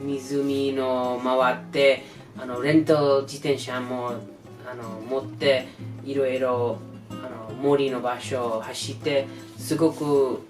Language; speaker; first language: Japanese; non-native, learner; English